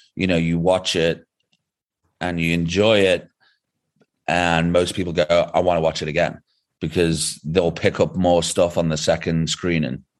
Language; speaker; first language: English; native; English